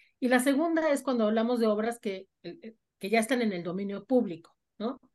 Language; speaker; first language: Spanish; native; Spanish